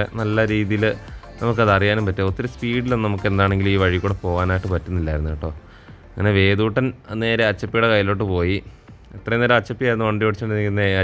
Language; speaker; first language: Malayalam; native; Malayalam